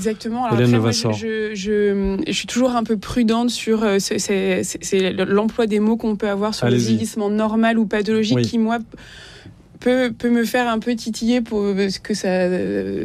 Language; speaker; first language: French; native; French